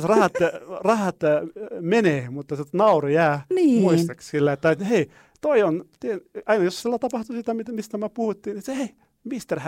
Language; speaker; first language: Finnish; non-native, learner; Arabic